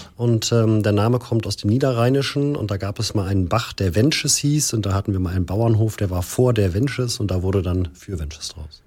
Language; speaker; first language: German; native; German